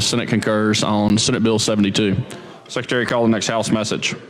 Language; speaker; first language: English; native; English